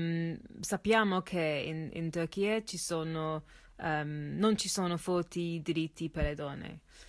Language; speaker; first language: Italian; non-native, learner; English